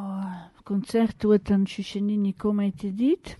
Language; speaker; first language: Basque; native; Basque